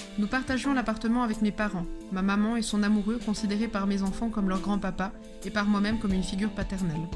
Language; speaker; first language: French; early bilingual, other home language; Hebrew